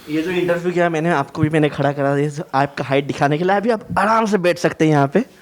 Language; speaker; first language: Hindi; non-native, local second language; Assamese